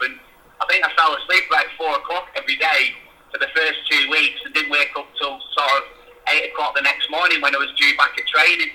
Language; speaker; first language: English; native; English